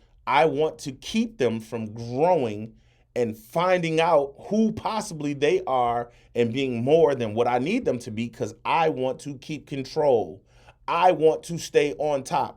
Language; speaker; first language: English; native; English